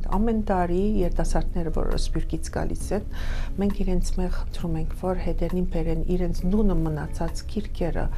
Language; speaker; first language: Armenian; early bilingual, heritage; Armenian